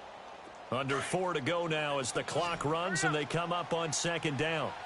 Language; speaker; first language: English; native; English